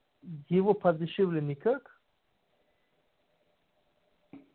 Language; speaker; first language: Russian; non-native, learner; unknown